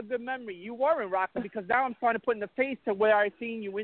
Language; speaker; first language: English; early bilingual, other home language; Italian